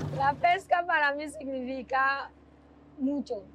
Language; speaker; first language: Spanish; non-native, local second language; English